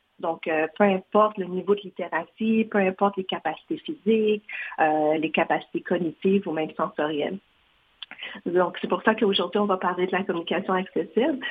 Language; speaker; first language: French; non-native, fluent; Vietnamese